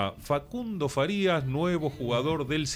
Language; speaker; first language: Spanish; native; Spanish